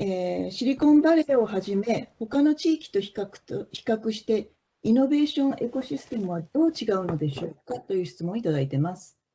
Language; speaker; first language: Japanese; native; Japanese